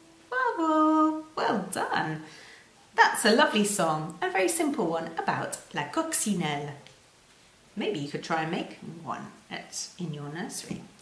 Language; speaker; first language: English; native; English